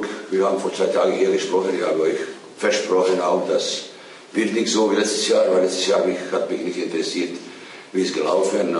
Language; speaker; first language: German; non-native, fluent; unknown